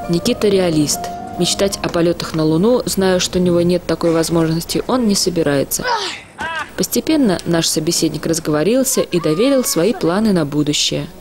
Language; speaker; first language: Russian; native; Russian